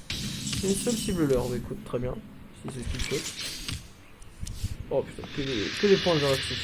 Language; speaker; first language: French; native; French